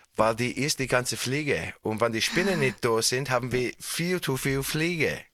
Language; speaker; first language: German; non-native, fluent; English